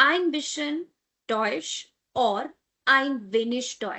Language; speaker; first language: German; non-native, fluent; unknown